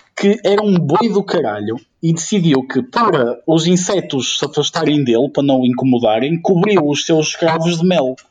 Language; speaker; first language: Portuguese; non-native, fluent; Ukrainian